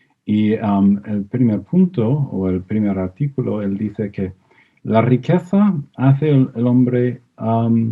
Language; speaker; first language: Spanish; non-native, fluent; English